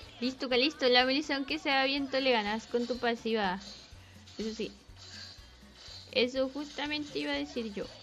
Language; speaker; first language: Spanish; native; Spanish